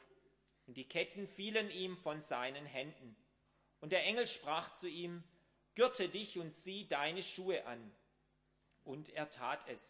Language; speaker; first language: German; native; German